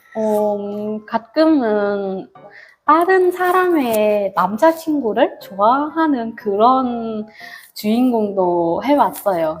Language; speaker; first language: Korean; non-native, fluent; Vietnamese